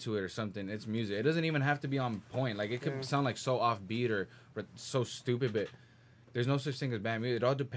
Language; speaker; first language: English; early bilingual, other home language; Spanish